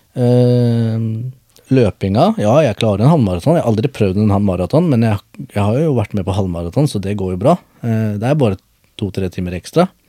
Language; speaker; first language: Norwegian; early bilingual, other home language; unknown